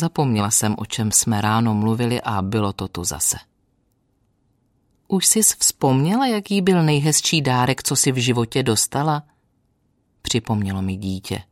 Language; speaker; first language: Czech; native; Czech